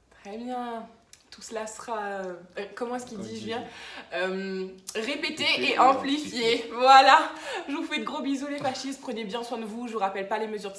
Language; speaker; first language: French; native; French